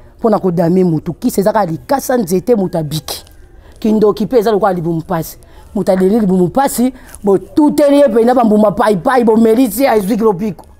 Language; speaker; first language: Lingala; non-native, local second language; Kongo